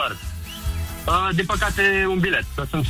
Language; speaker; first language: Romanian; native; Romanian